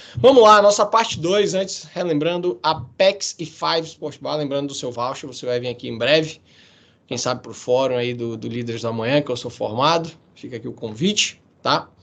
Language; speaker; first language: Portuguese; native; Portuguese